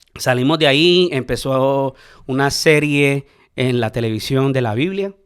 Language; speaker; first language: Spanish; early bilingual, heritage; Spanish